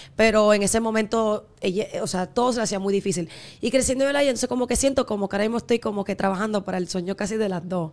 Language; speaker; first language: Spanish; early bilingual, heritage; Spanish